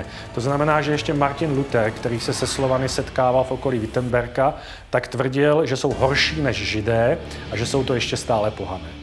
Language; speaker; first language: Czech; native; Czech